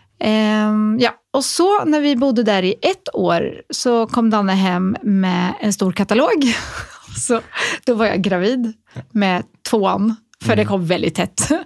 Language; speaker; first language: Swedish; native; Swedish